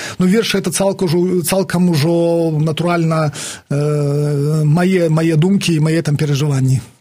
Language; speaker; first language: Belarusian; native; Belarusian